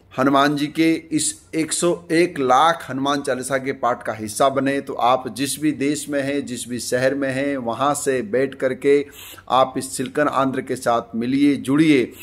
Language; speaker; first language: Hindi; native; Hindi